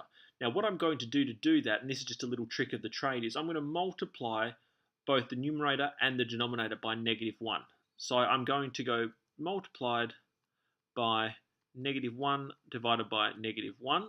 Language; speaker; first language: English; native; English